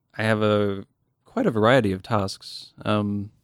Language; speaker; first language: English; native; English